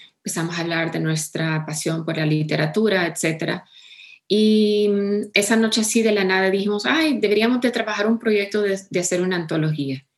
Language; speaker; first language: Spanish; early bilingual, heritage; Spanish